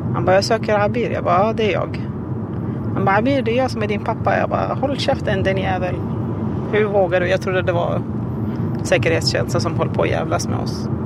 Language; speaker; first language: Swedish; non-native, fluent; Arabic